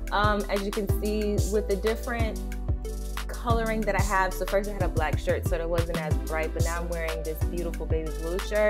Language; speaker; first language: English; native; English